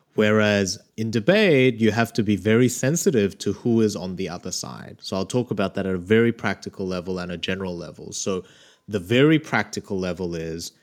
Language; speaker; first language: English; early bilingual, other home language; Korean